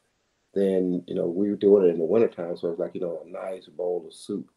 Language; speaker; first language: English; native; English